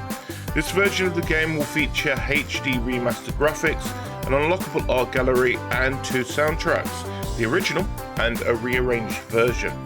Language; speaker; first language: English; native; English